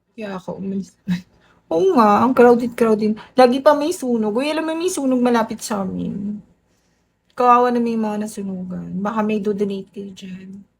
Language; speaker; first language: Filipino; native; Filipino